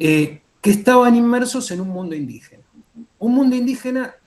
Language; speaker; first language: Spanish; native; Spanish